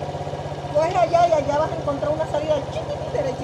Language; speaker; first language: Spanish; native; Spanish